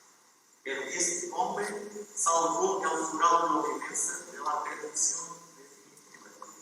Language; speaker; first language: Portuguese; non-native, fluent; Spanish